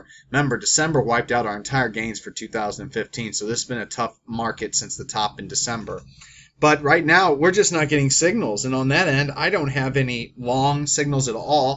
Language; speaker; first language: English; native; English